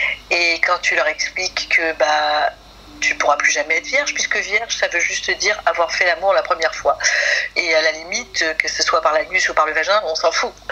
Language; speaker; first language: French; native; French